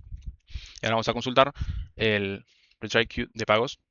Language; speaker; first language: Spanish; native; Spanish